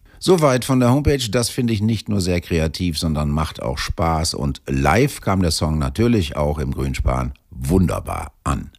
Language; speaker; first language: German; native; German